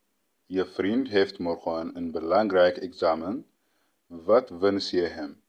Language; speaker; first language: Dutch; non-native, fluent; Tigrinya